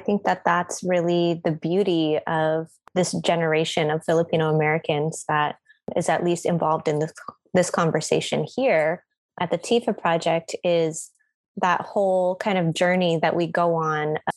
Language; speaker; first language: English; native; English